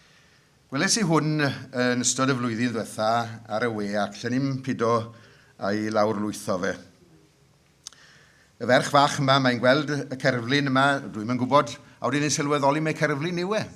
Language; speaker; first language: Welsh; native; Welsh